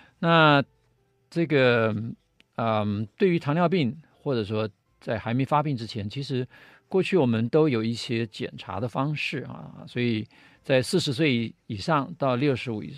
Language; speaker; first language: Chinese; native; Chinese